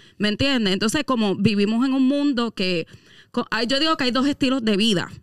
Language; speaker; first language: Spanish; native; Spanish